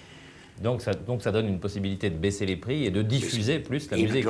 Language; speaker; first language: French; native; French